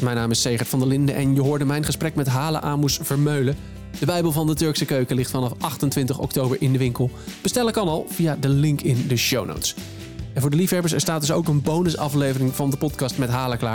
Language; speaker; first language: Dutch; native; Dutch